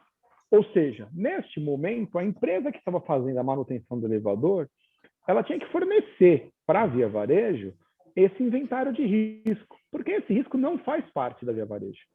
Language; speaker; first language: Portuguese; native; Portuguese